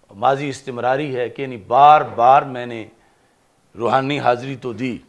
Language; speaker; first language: Urdu; non-native, local second language; Punjabi